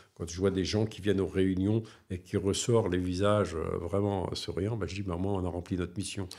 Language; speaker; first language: French; native; French